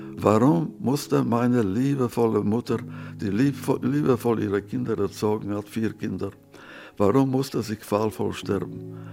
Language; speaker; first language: German; non-native, fluent; Yiddish